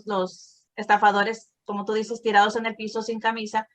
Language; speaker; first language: Spanish; native; Spanish